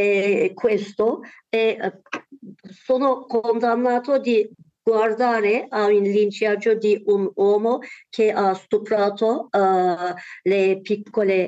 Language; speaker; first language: Italian; non-native, learner; Turkish